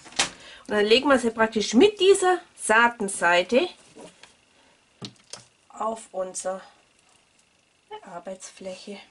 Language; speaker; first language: German; native; German